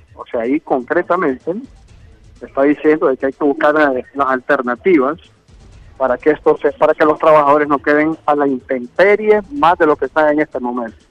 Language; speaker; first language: Spanish; native; Spanish